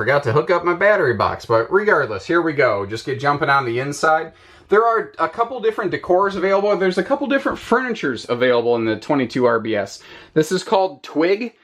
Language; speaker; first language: English; native; English